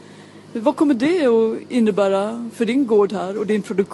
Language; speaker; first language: Swedish; native; Swedish